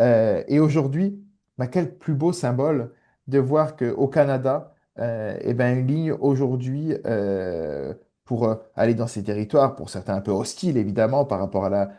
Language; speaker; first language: French; native; French